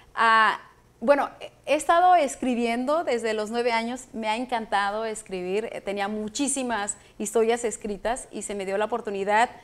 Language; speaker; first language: Spanish; native; Spanish